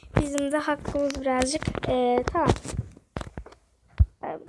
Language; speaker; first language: Turkish; native; Turkish